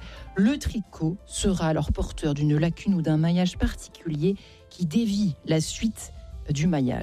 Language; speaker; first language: French; native; French